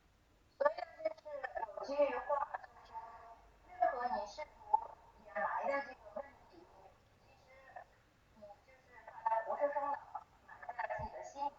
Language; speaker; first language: Chinese; native; Chinese